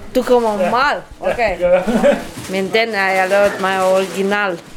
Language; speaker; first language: Danish; non-native, learner; Romanian